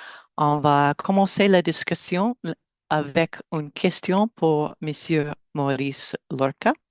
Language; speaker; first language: French; non-native, learner; English